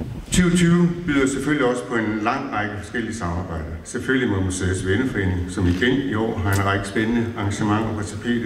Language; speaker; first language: Danish; native; Danish